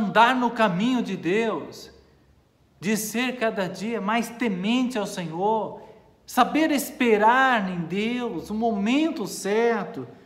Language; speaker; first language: Portuguese; native; Portuguese